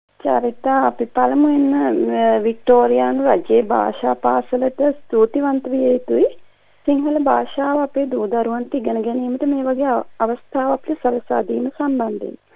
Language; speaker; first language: Sinhala; native; Sinhala